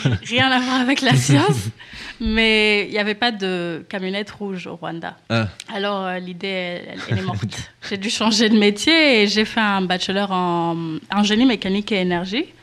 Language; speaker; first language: French; non-native, local second language; Kinyarwanda